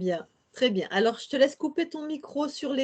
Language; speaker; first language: French; native; French